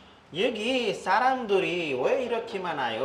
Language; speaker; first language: Korean; non-native, fluent; Nepali